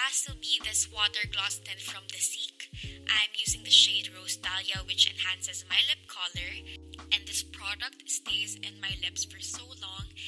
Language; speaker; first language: English; non-native, local second language; Filipino